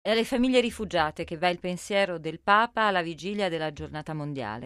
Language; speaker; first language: Italian; native; Italian